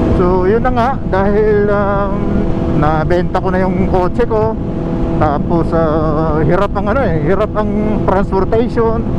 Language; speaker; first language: Filipino; non-native, local second language; Cebuano